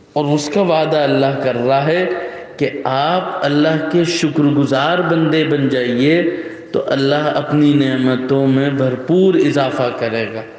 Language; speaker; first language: Urdu; native; Urdu